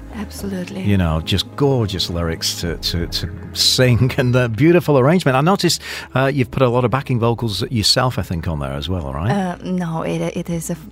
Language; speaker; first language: English; non-native, fluent; Ukrainian